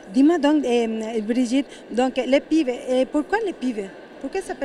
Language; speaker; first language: French; non-native, fluent; Spanish